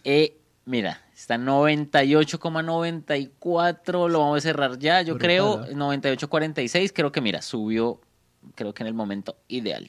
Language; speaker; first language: Spanish; native; Spanish